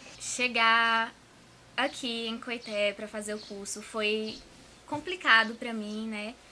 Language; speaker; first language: Portuguese; native; Portuguese